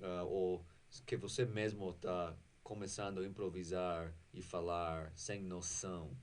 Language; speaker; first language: Portuguese; non-native, fluent; English